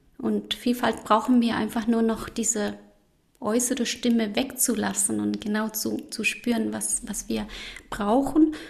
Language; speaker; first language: German; non-native, fluent; Spanish